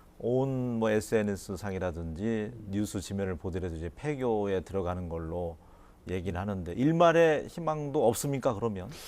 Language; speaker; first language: Korean; native; Korean